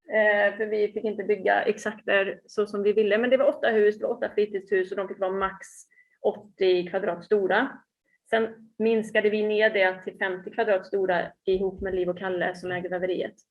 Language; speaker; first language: Swedish; native; Swedish